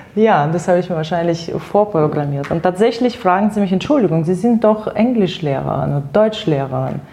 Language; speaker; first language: German; non-native, fluent; Russian